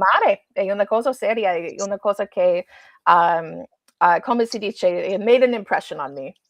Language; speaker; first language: Italian; non-native, learner; English